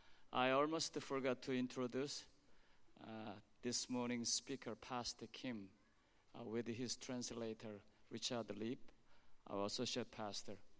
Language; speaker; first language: English; non-native, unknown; Korean